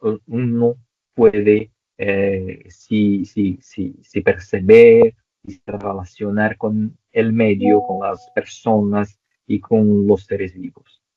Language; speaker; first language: Spanish; non-native, local second language; Portuguese